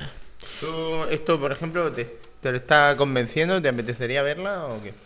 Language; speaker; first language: Spanish; native; Spanish